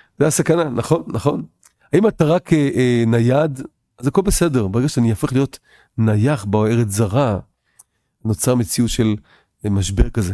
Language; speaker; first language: Hebrew; native; Hebrew